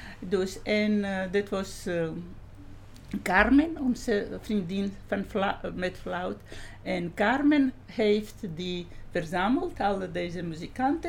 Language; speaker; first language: Dutch; non-native, fluent; Georgian